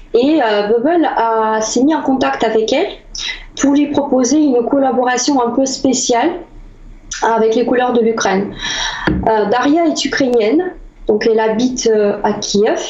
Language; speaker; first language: French; non-native, fluent; Russian